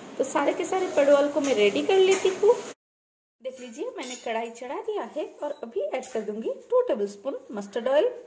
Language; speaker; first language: Hindi; non-native, local second language; Bangla